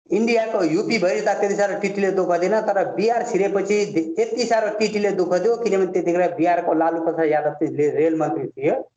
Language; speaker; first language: Nepali; native; Nepali